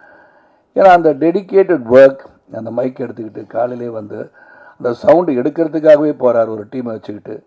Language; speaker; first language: Tamil; native; Tamil